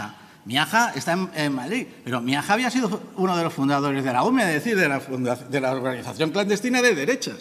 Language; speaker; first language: Spanish; native; Spanish